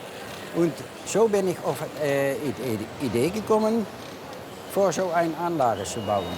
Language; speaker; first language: German; non-native, learner; Dutch